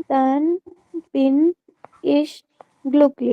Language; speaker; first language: German; non-native, learner; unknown